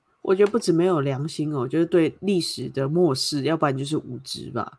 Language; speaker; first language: Chinese; native; Chinese